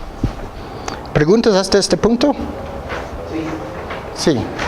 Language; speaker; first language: Spanish; non-native, fluent; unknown